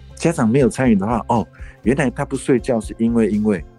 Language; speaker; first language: Chinese; non-native, local second language; Amis